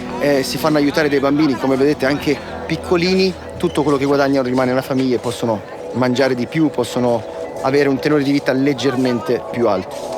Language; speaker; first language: Italian; native; Italian